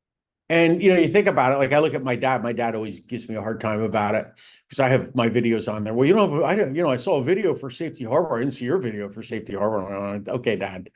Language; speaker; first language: English; native; English